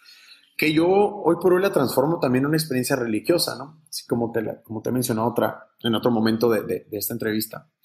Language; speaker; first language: Spanish; native; Spanish